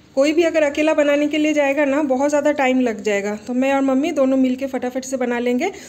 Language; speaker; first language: Hindi; non-native, local second language; Bangla